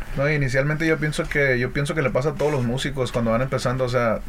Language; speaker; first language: Spanish; native; Spanish